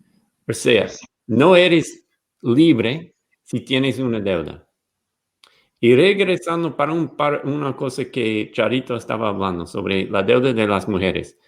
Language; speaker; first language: Spanish; non-native, fluent; English